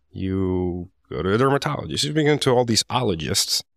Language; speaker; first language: English; non-native, fluent; Spanish